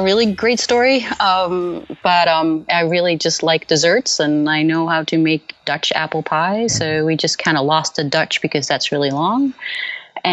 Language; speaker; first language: English; non-native, fluent; Dutch